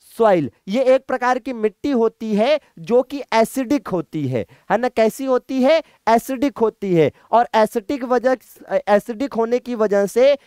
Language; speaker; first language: Hindi; native; Hindi